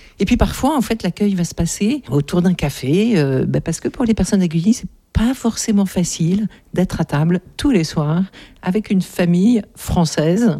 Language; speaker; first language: French; native; French